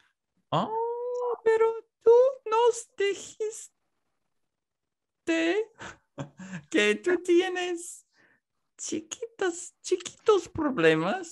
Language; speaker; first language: Spanish; non-native, learner; English